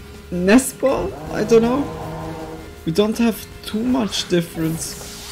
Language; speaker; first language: English; non-native, fluent; Swiss German